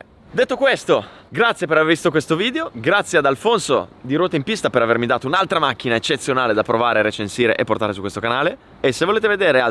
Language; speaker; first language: Italian; native; Italian